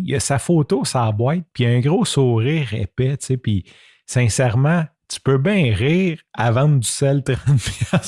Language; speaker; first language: French; native; French